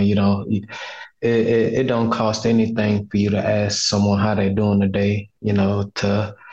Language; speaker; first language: English; native; English